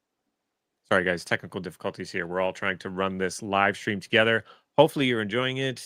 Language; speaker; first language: English; native; English